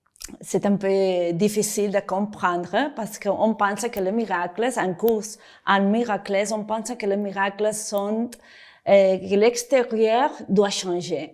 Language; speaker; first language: French; non-native, fluent; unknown